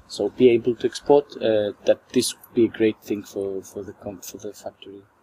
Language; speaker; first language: English; non-native, fluent; Greek